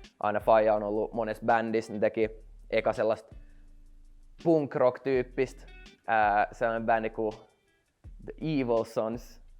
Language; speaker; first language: Finnish; non-native, local second language; Swedish